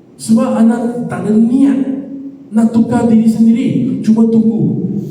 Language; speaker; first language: Malay; non-native, local second language; Chinese